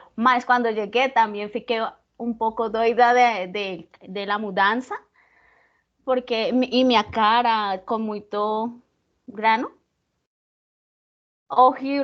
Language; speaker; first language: Portuguese; non-native, learner; Spanish